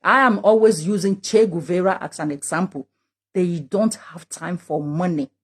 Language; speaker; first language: English; non-native, local second language; Yoruba